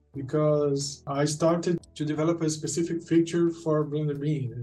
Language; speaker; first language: English; non-native, fluent; Portuguese